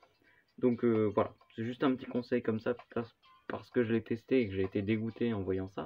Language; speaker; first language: French; native; French